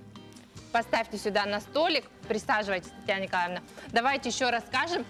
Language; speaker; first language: Russian; native; Russian